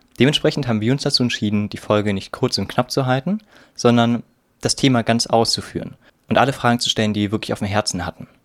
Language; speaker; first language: German; native; German